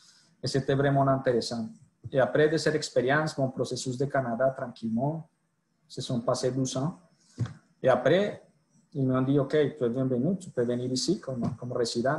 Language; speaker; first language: French; non-native, fluent; Spanish